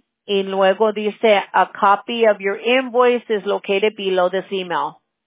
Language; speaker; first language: English; early bilingual, other home language; Spanish